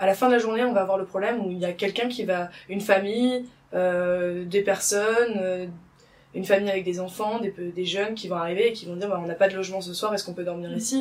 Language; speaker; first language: French; native; French